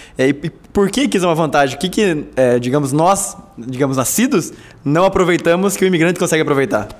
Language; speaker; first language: Portuguese; native; Portuguese